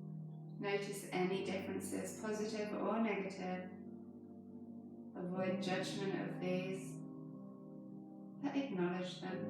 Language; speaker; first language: English; native; English